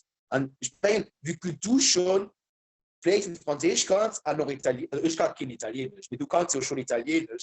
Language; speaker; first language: German; non-native, local second language; Luxembourgish